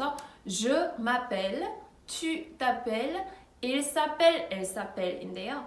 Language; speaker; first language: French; non-native, fluent; Korean